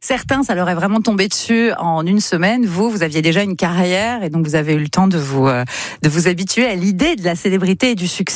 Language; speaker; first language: French; native; French